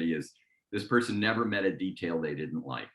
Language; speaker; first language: English; native; English